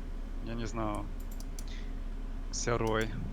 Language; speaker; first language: Russian; non-native, learner; English